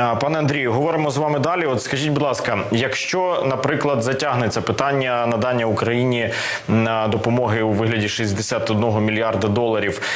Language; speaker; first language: Ukrainian; native; Ukrainian